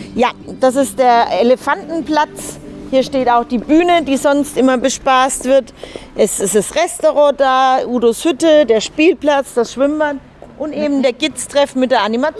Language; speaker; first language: German; native; German